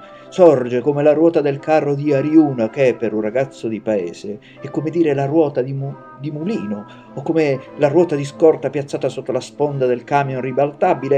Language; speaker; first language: Italian; native; Italian